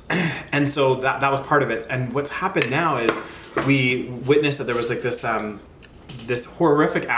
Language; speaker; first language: English; native; English